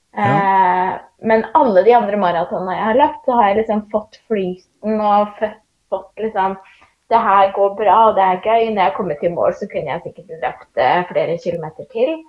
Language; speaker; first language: Norwegian; native; Norwegian